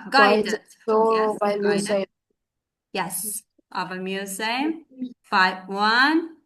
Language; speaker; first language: English; non-native, fluent; Kazakh